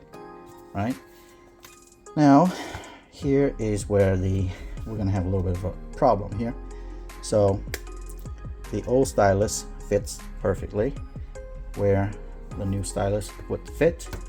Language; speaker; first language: English; native; English